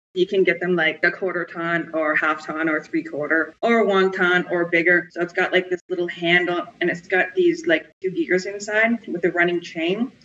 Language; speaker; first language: English; native; English